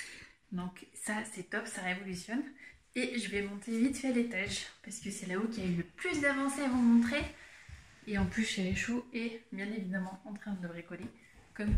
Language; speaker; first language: French; native; French